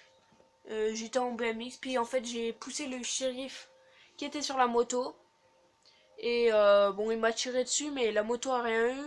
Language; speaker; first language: French; native; French